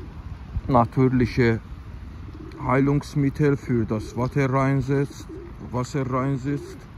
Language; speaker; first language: German; non-native, fluent; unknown